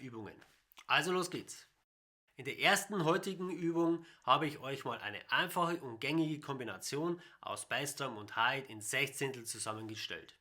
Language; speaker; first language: German; native; German